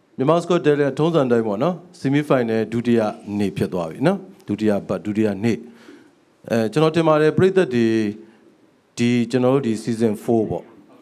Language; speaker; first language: Burmese; native; Burmese